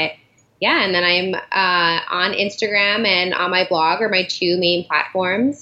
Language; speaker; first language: English; native; English